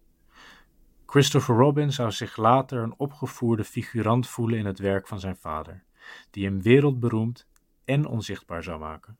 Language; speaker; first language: Dutch; native; Dutch